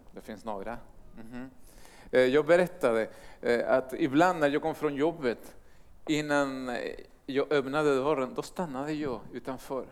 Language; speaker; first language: Swedish; non-native, fluent; Spanish